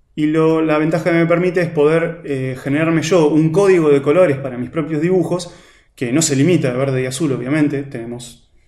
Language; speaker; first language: Spanish; native; Spanish